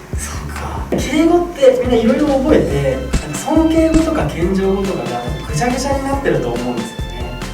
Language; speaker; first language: Japanese; native; Japanese